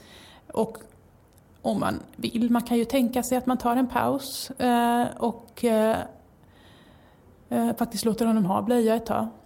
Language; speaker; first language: Swedish; native; Swedish